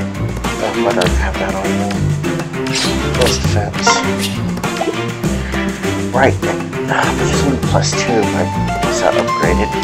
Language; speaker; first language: English; native; English